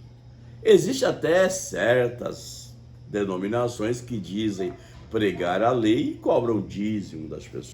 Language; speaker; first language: Portuguese; native; Portuguese